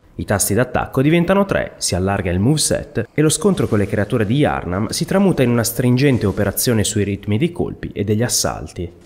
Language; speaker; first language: Italian; native; Italian